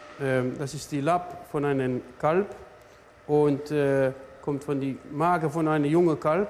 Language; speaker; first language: German; non-native, learner; Dutch